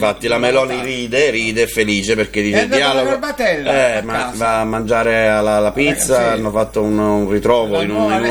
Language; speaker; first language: Italian; native; Italian